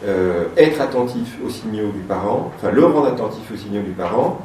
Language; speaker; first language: French; native; French